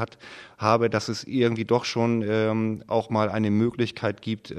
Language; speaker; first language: German; native; German